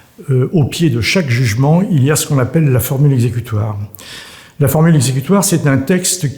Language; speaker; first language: French; native; French